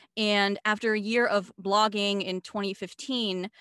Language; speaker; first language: English; non-native, fluent; German